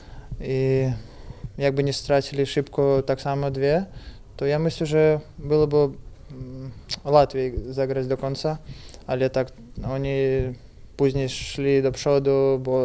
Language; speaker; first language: Polish; non-native, learner; Russian